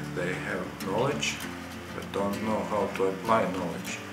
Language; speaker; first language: English; non-native, fluent; Swedish